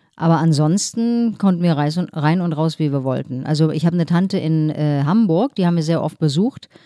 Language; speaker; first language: German; early bilingual, other home language; Turkish